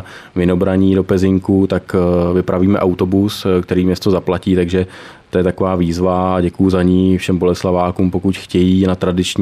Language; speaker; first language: Czech; native; Czech